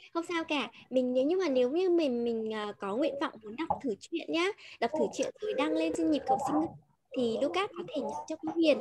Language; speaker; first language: Vietnamese; native; Vietnamese